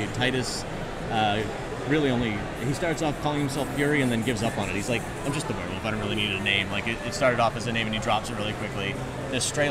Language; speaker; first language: English; native; English